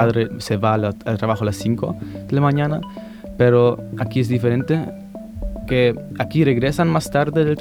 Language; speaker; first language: Spanish; non-native, fluent; German